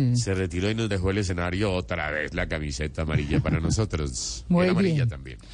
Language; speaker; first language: Spanish; native; Spanish